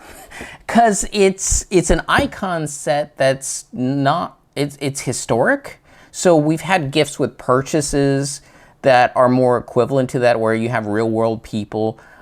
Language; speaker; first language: English; native; English